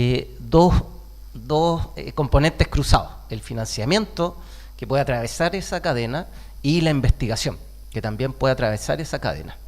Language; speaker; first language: Spanish; native; Spanish